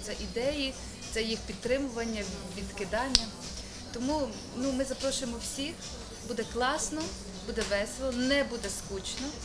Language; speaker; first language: Ukrainian; native; Ukrainian